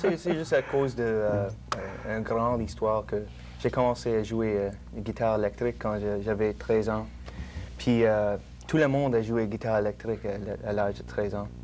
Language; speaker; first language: French; non-native, local second language; English